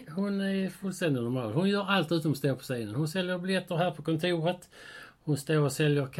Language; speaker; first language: Swedish; native; Swedish